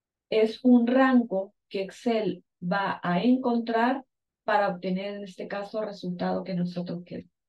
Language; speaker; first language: Spanish; native; Spanish